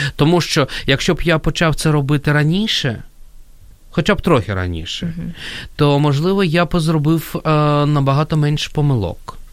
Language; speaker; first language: Ukrainian; non-native, local second language; Russian